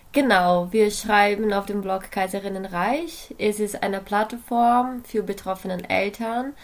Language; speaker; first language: German; non-native, fluent; Portuguese